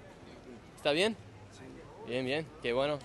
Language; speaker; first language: Spanish; non-native, learner; English